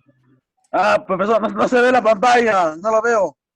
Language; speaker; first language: Spanish; native; Spanish